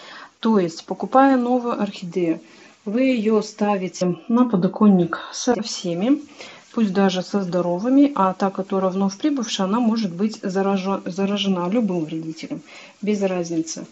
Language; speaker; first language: Russian; native; Russian